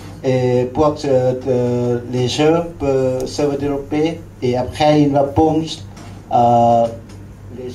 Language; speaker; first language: French; non-native, learner; Lao